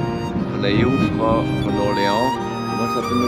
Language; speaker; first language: German; non-native, fluent; French